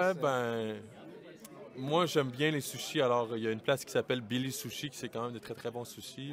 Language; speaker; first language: French; native; French